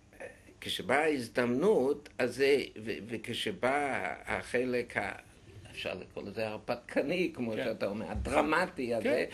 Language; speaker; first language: Hebrew; non-native, fluent; German